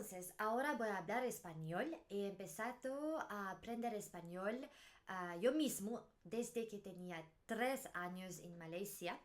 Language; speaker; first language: Spanish; non-native, learner; English